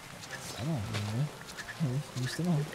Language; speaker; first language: French; native; French